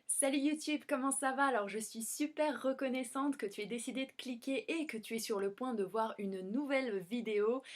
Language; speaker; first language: French; native; French